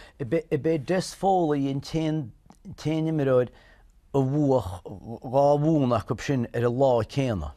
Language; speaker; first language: Irish; native; Irish